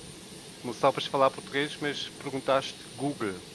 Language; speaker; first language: Portuguese; non-native, learner; German